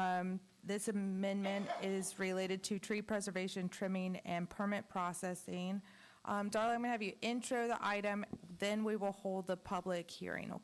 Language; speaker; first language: English; native; English